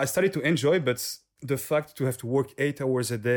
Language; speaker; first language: English; non-native, fluent; French